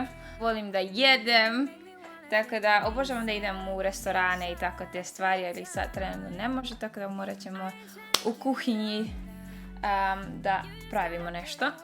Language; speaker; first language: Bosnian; early bilingual, heritage; Dutch